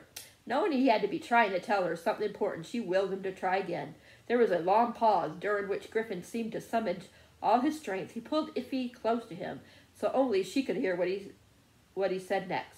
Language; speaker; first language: English; native; English